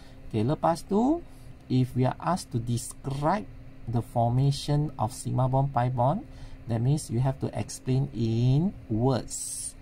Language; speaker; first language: English; non-native, local second language; Malay